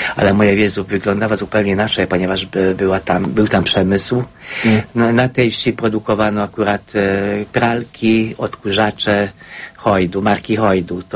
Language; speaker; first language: Polish; non-native, fluent; Hungarian